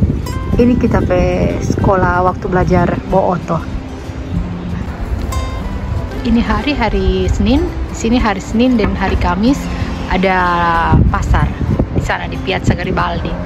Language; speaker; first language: Indonesian; non-native, local second language; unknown